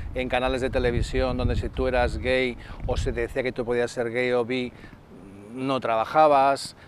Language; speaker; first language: Spanish; native; Spanish